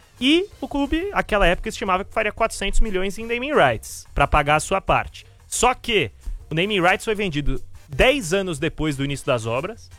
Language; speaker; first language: Portuguese; native; Portuguese